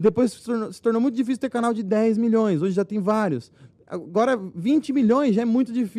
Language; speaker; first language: Portuguese; native; Portuguese